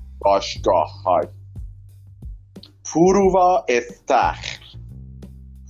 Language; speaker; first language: Japanese; non-native, learner; Persian